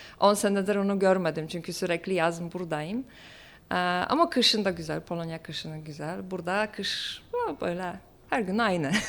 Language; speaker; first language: Turkish; non-native, fluent; Polish